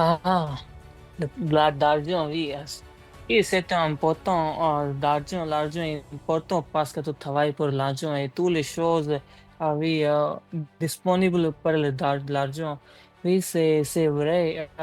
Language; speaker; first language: French; non-native, learner; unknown